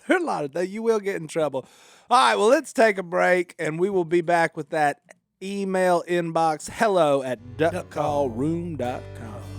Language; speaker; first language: English; native; English